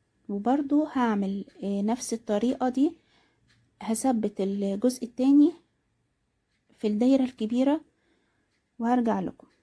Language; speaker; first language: Arabic; native; Arabic